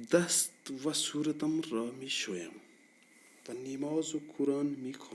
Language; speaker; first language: Persian; non-native, fluent; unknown